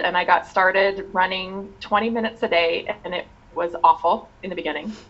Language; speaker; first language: English; native; English